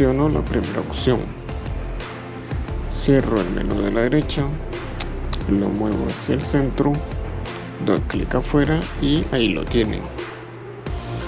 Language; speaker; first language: Spanish; native; Spanish